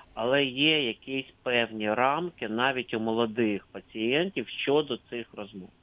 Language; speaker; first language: Ukrainian; native; Ukrainian